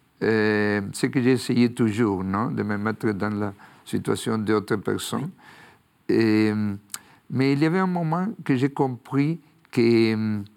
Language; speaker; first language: French; non-native, fluent; Spanish